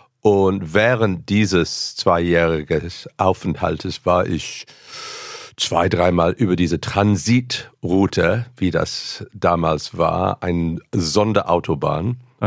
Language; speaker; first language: German; non-native, fluent; English